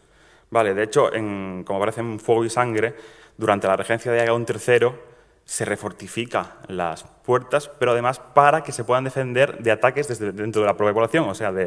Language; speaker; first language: Spanish; native; Spanish